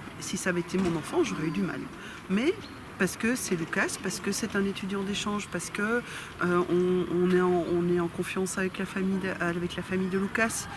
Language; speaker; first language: French; native; French